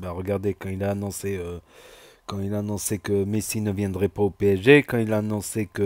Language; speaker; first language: French; native; French